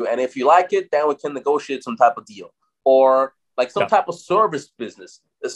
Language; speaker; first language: English; non-native, fluent; German